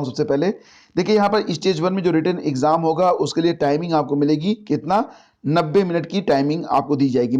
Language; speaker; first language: Hindi; native; Hindi